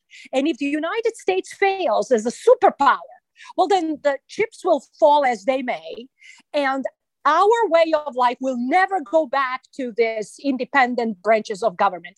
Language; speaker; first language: English; non-native, fluent; Serbian